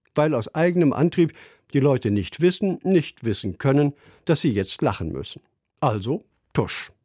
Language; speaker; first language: German; native; German